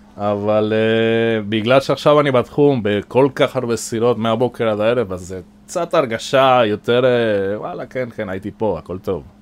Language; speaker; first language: Hebrew; non-native, fluent; Spanish